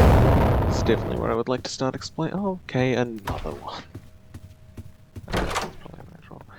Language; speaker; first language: English; native; English